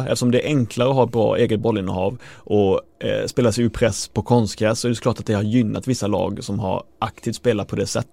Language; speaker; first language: Swedish; native; Swedish